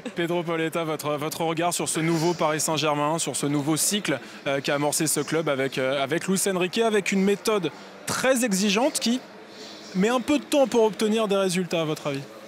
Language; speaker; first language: French; native; French